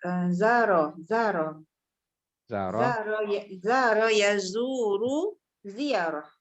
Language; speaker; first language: Arabic; non-native, learner; Malay